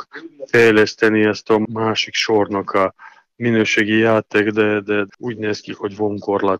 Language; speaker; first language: Hungarian; non-native, learner; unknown